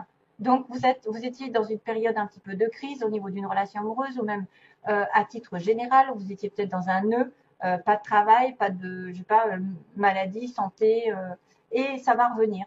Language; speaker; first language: French; native; French